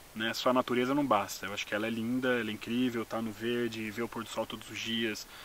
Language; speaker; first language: Portuguese; native; Portuguese